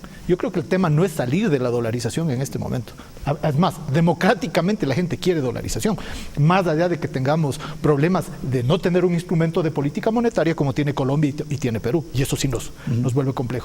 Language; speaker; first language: Spanish; native; Spanish